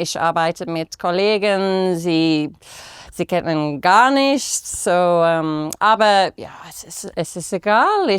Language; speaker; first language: German; non-native, learner; English